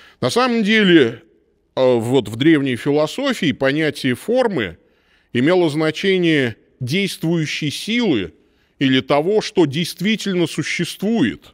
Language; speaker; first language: Russian; native; Russian